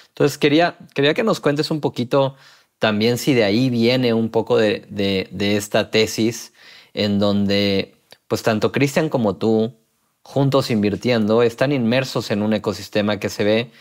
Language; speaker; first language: Spanish; native; Spanish